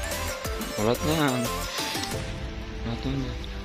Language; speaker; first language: Filipino; native; Filipino